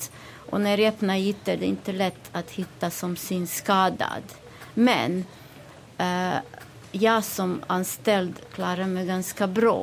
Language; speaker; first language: Swedish; non-native, fluent; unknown